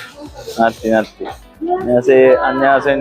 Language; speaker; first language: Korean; non-native, learner; Sinhala